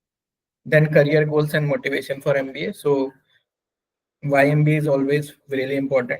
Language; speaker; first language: English; non-native, local second language; Hindi